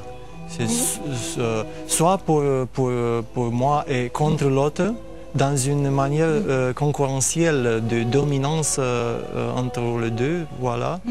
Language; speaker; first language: French; non-native, fluent; Romanian